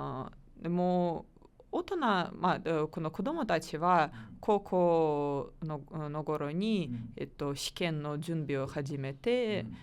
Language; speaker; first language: Japanese; non-native, learner; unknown